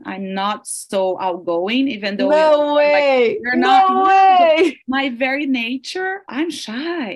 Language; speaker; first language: English; non-native, fluent; Portuguese